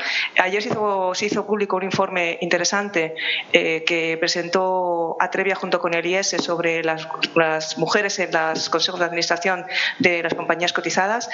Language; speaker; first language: Spanish; native; Spanish